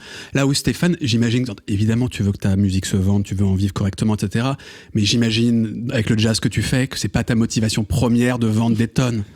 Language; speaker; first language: French; native; French